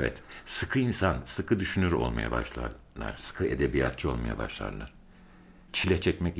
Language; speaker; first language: Turkish; native; Turkish